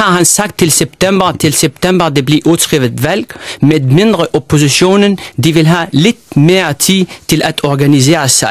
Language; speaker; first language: Danish; non-native, fluent; Arabic